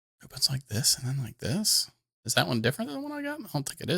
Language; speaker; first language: English; native; English